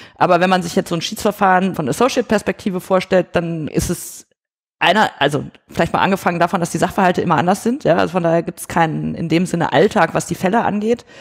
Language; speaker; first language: German; native; German